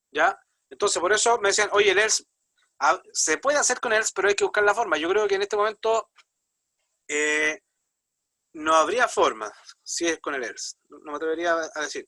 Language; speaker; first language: Spanish; native; Spanish